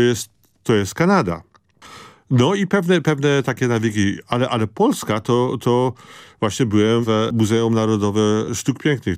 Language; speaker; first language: Polish; early bilingual, other home language; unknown